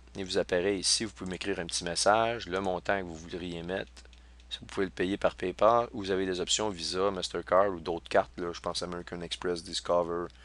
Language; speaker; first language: French; native; French